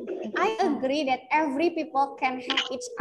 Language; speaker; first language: English; non-native, fluent; Indonesian